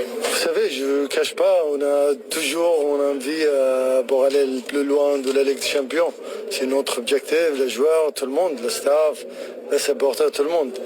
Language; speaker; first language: French; non-native, learner; Arabic